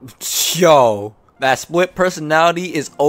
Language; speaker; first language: English; native; English